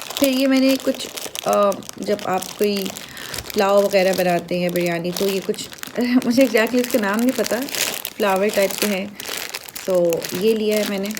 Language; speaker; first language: Urdu; native; Urdu